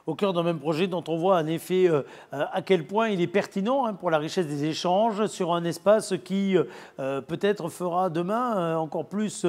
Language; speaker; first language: French; native; French